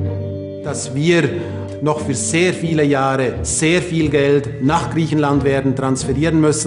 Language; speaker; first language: German; native; German